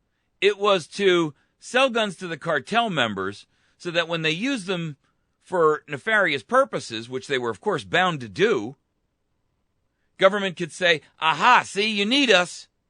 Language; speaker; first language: English; native; English